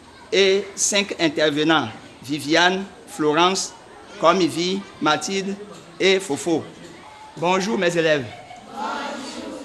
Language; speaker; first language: French; native; French